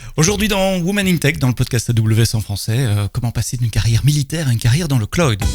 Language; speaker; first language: French; native; French